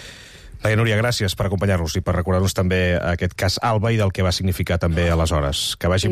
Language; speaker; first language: Catalan; native; Catalan